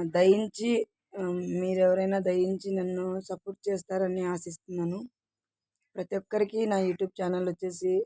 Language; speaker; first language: Telugu; non-native, fluent; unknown